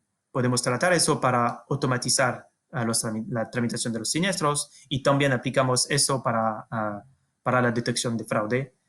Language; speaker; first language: Spanish; non-native, fluent; French